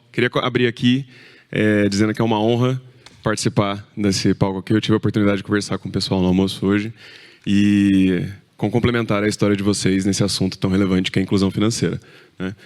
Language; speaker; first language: Portuguese; native; Portuguese